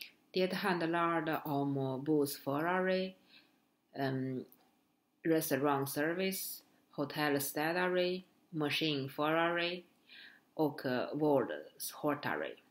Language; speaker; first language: Swedish; non-native, fluent; Chinese